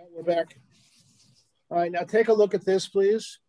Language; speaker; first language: English; native; English